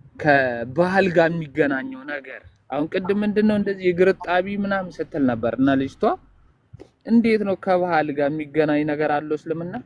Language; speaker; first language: Amharic; native; Amharic